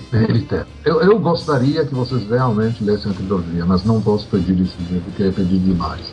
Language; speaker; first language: Portuguese; early bilingual, other home language; Polish